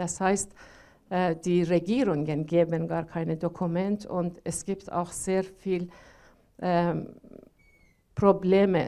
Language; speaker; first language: German; non-native, learner; Persian